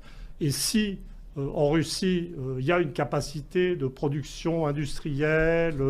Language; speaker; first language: French; native; French